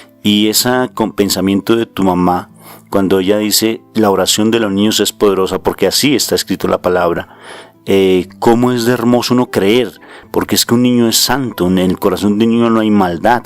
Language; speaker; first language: Spanish; native; Spanish